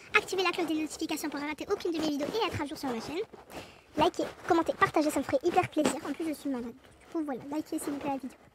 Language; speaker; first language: French; native; French